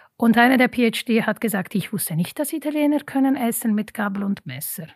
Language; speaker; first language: German; non-native, fluent; Italian